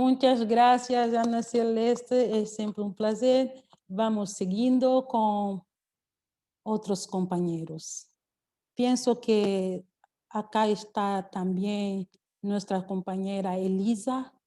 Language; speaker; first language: Spanish; non-native, learner; Portuguese